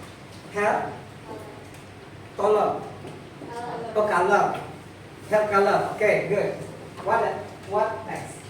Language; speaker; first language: English; non-native, fluent; Indonesian